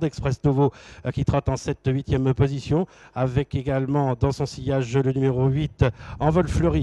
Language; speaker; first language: French; native; French